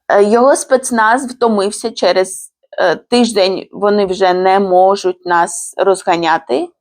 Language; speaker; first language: Ukrainian; non-native, fluent; Georgian